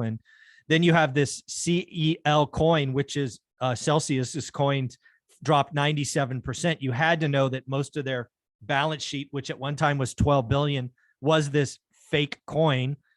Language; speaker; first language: English; native; English